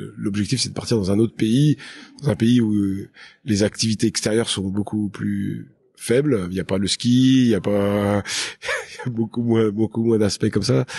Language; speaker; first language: French; native; French